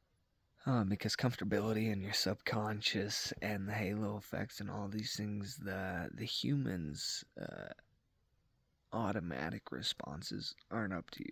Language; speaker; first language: English; native; English